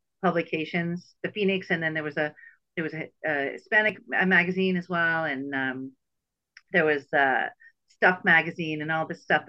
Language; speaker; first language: English; native; English